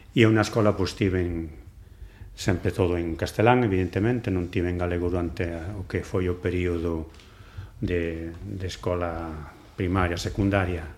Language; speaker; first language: Galician; non-native, local second language; Spanish